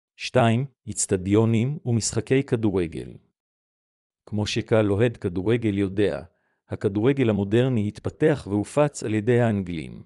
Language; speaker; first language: Hebrew; native; Hebrew